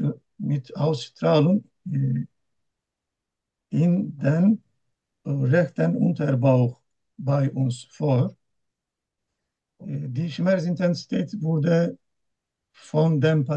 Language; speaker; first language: German; non-native, learner; Turkish